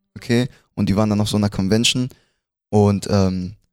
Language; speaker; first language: German; early bilingual, other home language; Spanish